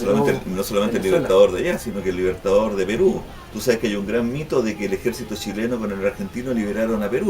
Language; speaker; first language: Spanish; native; Spanish